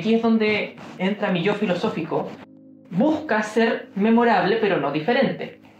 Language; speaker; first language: Spanish; native; Spanish